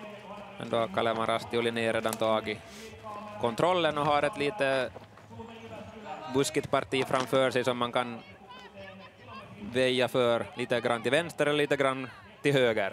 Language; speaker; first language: Swedish; native; Swedish